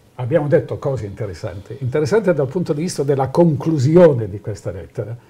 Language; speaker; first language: Italian; native; Italian